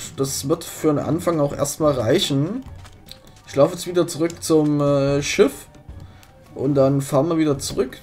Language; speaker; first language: German; native; German